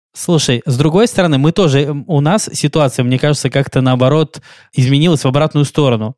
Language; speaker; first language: Russian; native; Russian